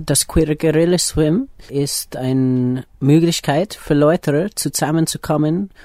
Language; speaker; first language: German; non-native, learner; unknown